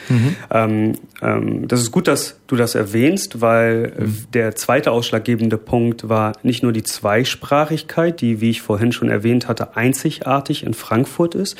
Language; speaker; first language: German; native; German